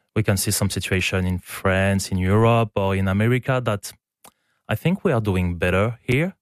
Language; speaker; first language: English; non-native, fluent; French